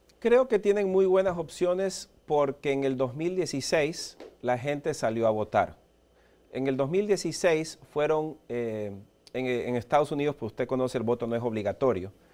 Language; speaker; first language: Spanish; early bilingual, heritage; Spanish